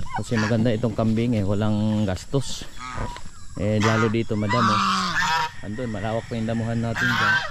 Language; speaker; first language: Filipino; non-native, local second language; Cebuano